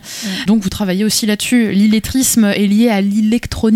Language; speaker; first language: French; native; French